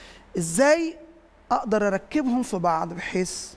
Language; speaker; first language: Arabic; native; Arabic